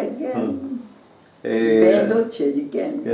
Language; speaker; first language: Hebrew; non-native, learner; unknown